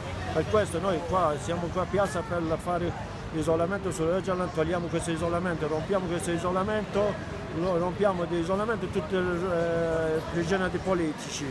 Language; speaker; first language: Italian; non-native, learner; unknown